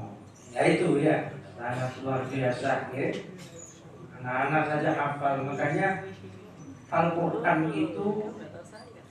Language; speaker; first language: Indonesian; native; Indonesian